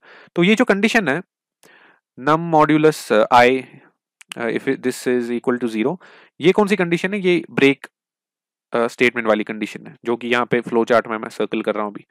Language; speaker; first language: Hindi; non-native, local second language; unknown